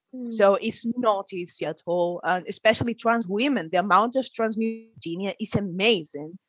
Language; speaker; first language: English; non-native, fluent; Spanish